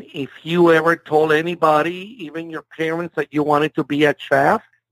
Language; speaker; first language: English; non-native, fluent; Spanish